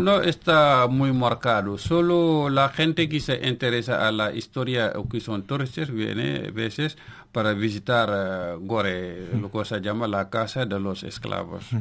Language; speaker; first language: Spanish; non-native, local second language; Wolof